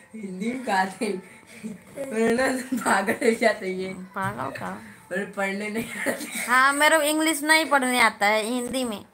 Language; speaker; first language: Hindi; native; Hindi